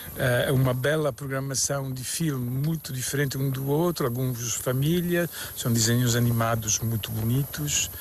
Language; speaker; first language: Portuguese; non-native, fluent; Italian